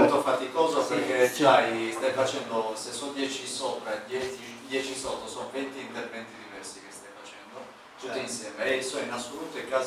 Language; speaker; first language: Italian; native; Italian